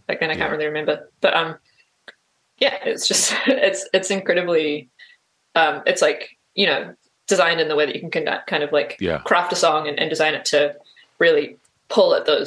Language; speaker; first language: English; native; English